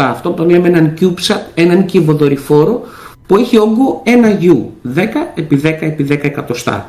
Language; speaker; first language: Greek; native; Greek